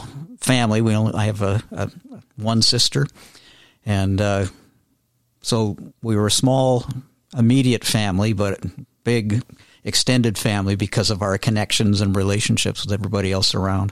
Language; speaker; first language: English; native; English